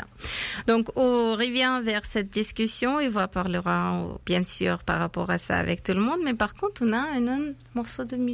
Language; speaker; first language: French; non-native, fluent; Persian